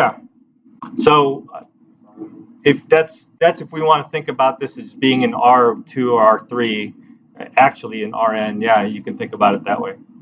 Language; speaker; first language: English; native; English